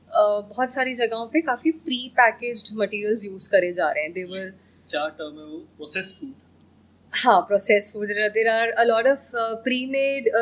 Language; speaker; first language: Hindi; native; Hindi